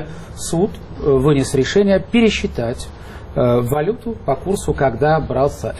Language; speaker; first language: Russian; native; Russian